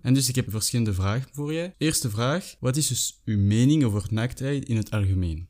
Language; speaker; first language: Dutch; non-native, learner; French